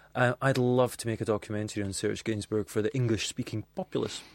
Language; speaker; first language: English; native; English